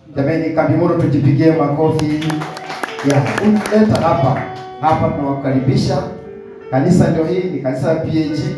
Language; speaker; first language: Swahili; native; Swahili